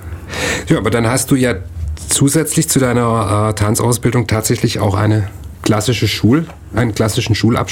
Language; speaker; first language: German; native; German